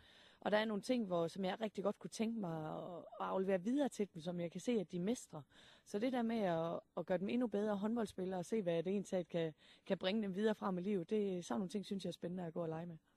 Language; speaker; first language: Danish; native; Danish